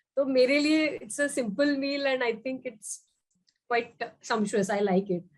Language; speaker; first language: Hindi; non-native, local second language; Marathi